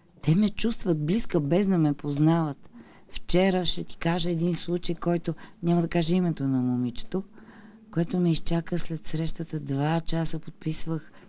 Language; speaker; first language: Bulgarian; native; Bulgarian